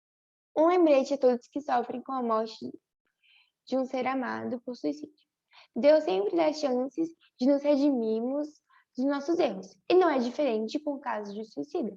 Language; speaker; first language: Portuguese; native; Portuguese